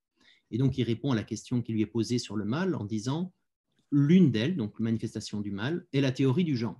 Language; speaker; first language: French; native; French